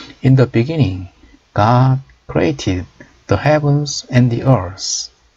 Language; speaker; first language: English; non-native, fluent; Korean